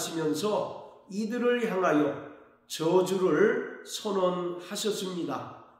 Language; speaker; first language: Korean; native; Korean